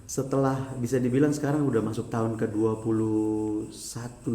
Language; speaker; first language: Indonesian; native; Indonesian